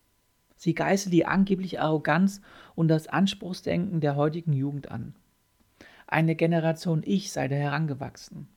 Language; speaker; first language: German; native; German